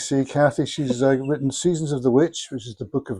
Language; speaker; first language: English; native; English